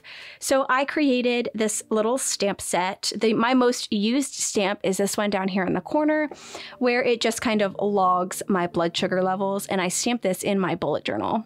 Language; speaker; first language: English; native; English